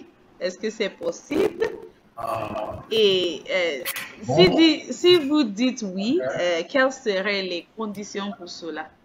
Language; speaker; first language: French; non-native, fluent; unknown